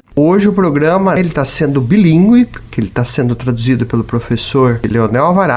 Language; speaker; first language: Portuguese; native; Portuguese